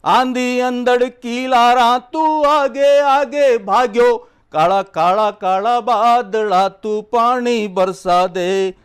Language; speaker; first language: Hindi; native; Hindi